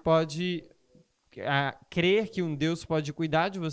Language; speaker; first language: Portuguese; native; Portuguese